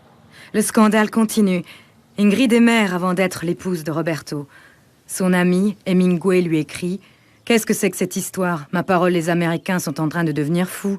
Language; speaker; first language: French; native; French